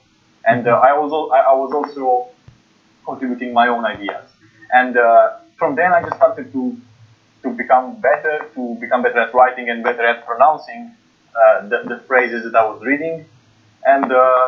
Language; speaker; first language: English; non-native, fluent; Romanian